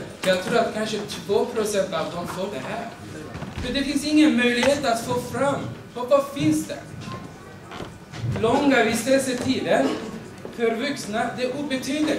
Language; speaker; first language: Swedish; non-native, fluent; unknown